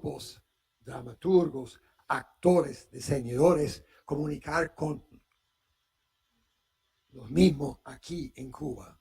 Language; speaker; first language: Spanish; non-native, fluent; English